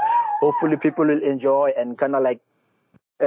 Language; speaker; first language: English; non-native, local second language; Zulu